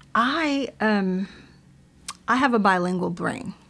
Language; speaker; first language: English; early bilingual, other home language; Spanish